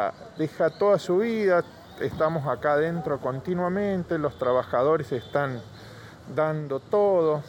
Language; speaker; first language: Spanish; native; Spanish